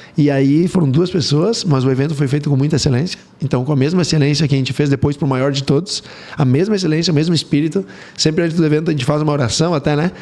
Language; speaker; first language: Portuguese; early bilingual, heritage; Portuguese